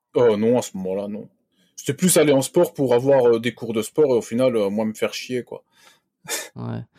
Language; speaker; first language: French; native; French